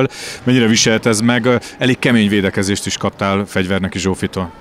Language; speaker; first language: Hungarian; native; Hungarian